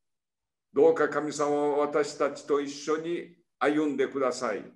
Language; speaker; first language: Japanese; early bilingual, heritage; Portuguese